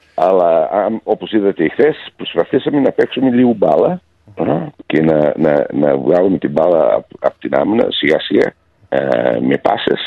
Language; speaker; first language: Greek; early bilingual, heritage; Greek